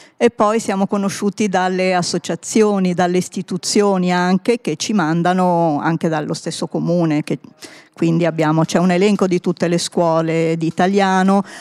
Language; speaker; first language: Italian; native; Italian